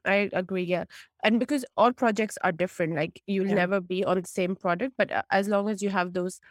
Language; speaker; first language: English; non-native, local second language; Urdu